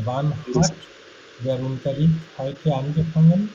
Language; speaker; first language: German; non-native, fluent; Bangla